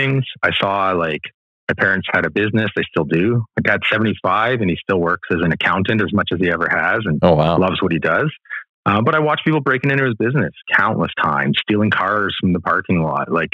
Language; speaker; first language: English; native; English